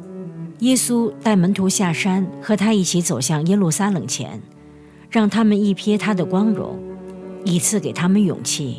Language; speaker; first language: Chinese; native; Chinese